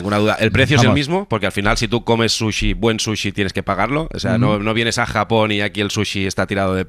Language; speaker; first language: Spanish; native; Spanish